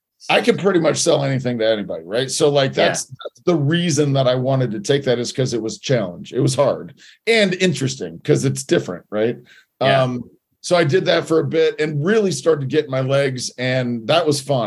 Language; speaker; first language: English; native; English